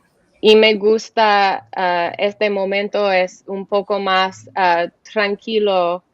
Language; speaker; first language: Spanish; non-native, learner; English